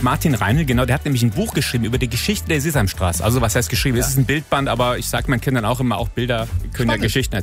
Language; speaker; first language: German; native; German